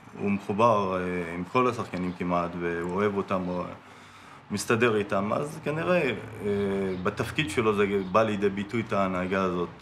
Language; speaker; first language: Hebrew; non-native, local second language; Adyghe